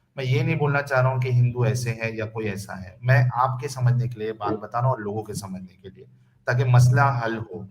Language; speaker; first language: Urdu; native; Urdu